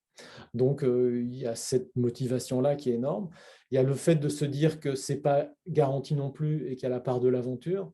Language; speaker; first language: French; native; French